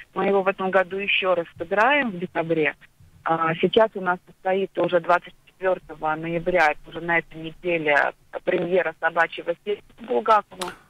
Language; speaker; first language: Russian; native; Russian